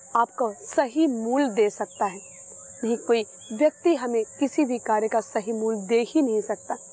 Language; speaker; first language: Hindi; native; Hindi